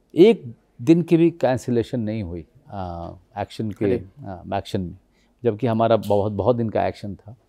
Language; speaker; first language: Hindi; native; Hindi